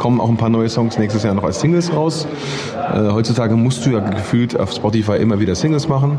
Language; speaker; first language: German; native; German